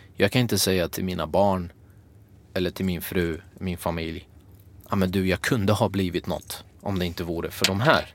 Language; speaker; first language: Swedish; early bilingual, other home language; Kurdish